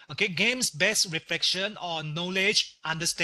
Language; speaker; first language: English; non-native, local second language; Malay